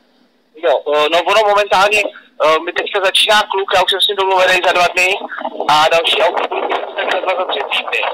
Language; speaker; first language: Czech; native; Czech